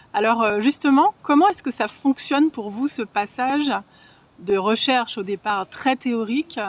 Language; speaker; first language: French; native; French